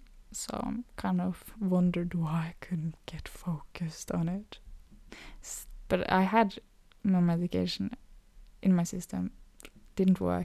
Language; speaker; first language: English; non-native, fluent; Norwegian